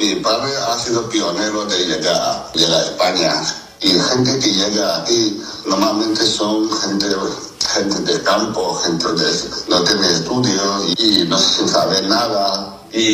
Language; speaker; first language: Spanish; non-native, fluent; Chinese